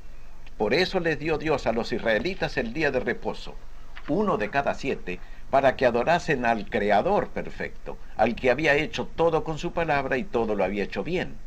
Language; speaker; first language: Spanish; native; Spanish